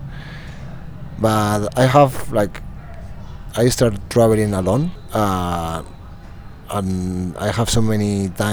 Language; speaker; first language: English; non-native, fluent; Spanish